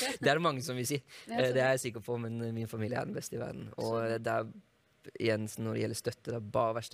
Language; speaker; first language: Norwegian; native; Norwegian